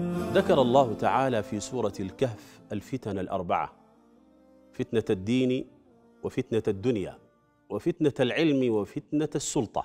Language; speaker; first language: Arabic; native; Arabic